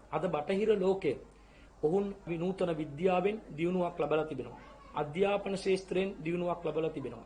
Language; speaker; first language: Sinhala; non-native, local second language; Tamil